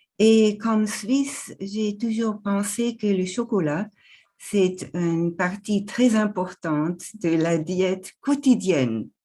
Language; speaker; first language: French; non-native, local second language; German